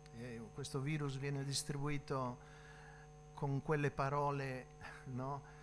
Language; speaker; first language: Italian; native; Italian